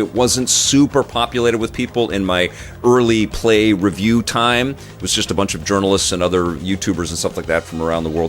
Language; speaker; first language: English; native; English